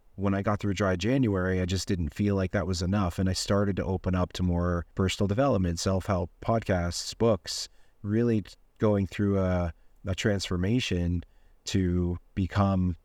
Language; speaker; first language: English; native; English